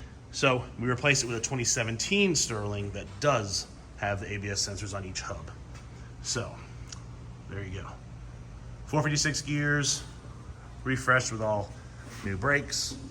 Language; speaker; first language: English; native; English